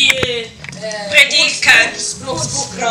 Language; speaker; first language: Swedish; non-native, fluent; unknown